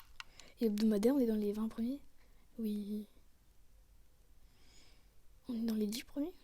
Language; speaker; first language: French; native; French